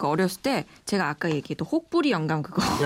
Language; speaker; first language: Korean; native; Korean